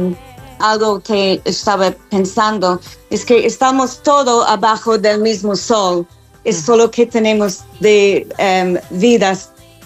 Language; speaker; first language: Spanish; non-native, learner; English